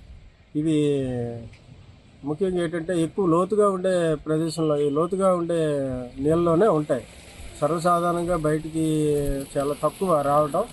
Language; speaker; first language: Telugu; native; Telugu